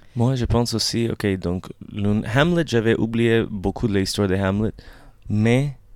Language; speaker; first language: French; early bilingual, other home language; English